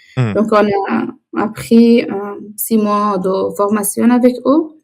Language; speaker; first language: French; non-native, learner; Persian